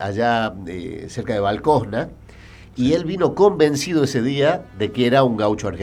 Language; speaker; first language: Spanish; native; Spanish